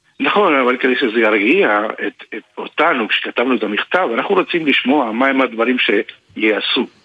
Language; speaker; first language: Hebrew; non-native, fluent; Spanish